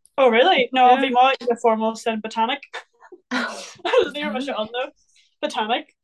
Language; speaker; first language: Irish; non-native, local second language; English